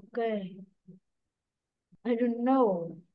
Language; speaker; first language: English; non-native, learner; Vietnamese